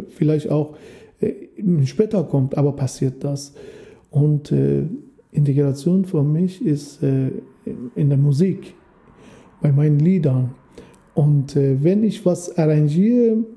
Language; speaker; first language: German; non-native, fluent; Persian